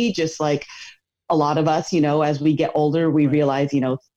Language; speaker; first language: English; native; English